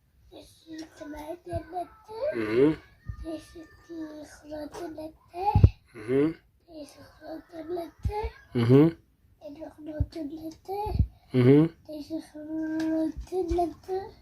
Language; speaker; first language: Dutch; non-native, learner; Tigrinya